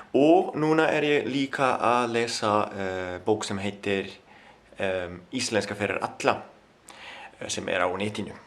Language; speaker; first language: Icelandic; non-native, learner; Italian